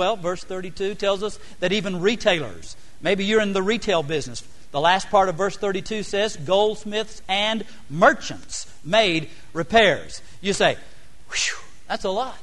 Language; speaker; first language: English; native; English